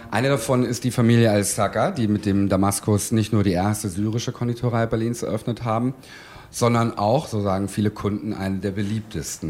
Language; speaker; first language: German; native; German